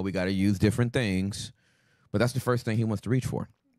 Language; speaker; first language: English; native; English